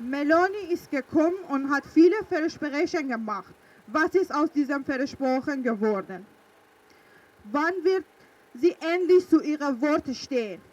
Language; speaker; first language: German; early bilingual, other home language; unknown